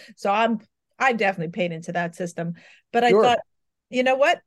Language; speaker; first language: English; native; English